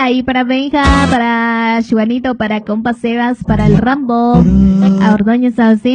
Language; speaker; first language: Spanish; native; Spanish